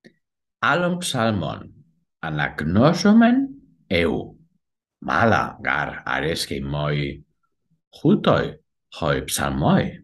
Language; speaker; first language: Greek; non-native, learner; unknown